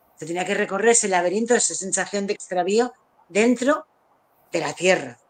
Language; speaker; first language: Spanish; native; Spanish